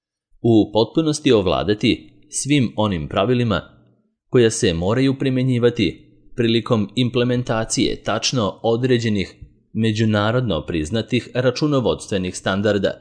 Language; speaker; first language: Serbian; native; Serbian